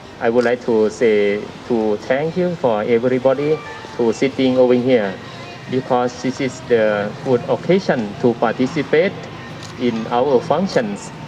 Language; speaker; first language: English; non-native, learner; Thai